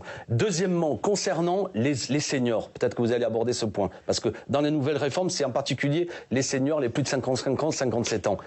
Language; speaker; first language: French; native; French